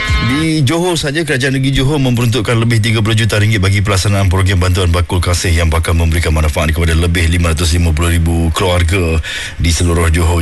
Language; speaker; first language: Malay; native; Malay